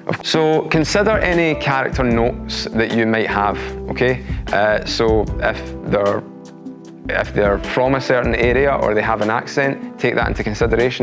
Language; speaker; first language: English; native; English